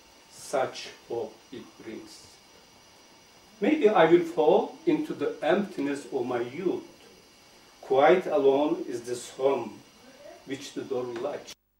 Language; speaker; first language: English; non-native, fluent; Turkish